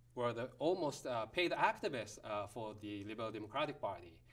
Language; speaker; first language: English; non-native, fluent; Japanese